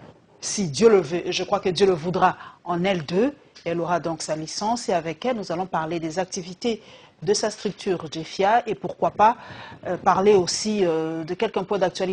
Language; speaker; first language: French; non-native, local second language; Lingala